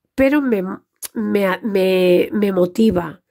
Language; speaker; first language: Spanish; native; Spanish